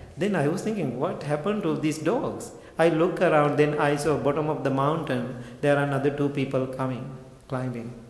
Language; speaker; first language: English; non-native, local second language; Sinhala